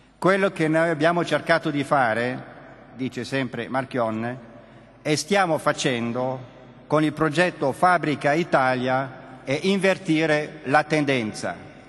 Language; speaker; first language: Italian; non-native, fluent; German